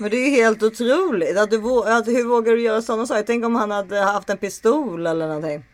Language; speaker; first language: Swedish; native; Swedish